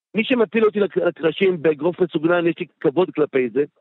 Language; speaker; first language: Hebrew; native; Hebrew